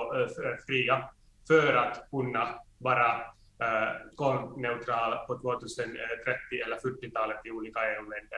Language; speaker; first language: Swedish; non-native, fluent; Finnish